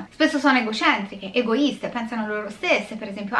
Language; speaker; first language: Italian; native; Italian